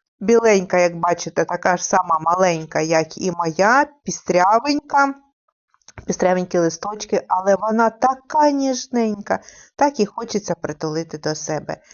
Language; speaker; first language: Ukrainian; native; Ukrainian